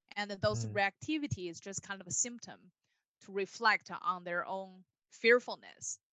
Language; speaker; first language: English; non-native, fluent; Chinese